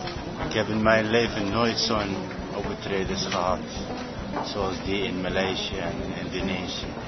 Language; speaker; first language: Dutch; non-native, fluent; Arabic